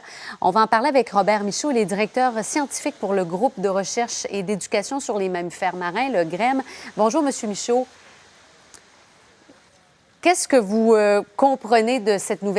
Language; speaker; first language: French; native; French